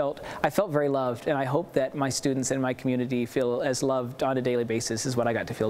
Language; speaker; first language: English; native; English